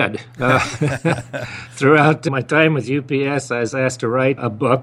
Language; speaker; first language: English; native; English